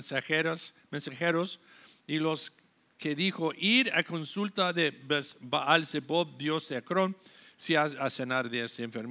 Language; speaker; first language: Spanish; non-native, learner; English